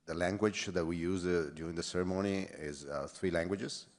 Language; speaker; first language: English; non-native, fluent; Italian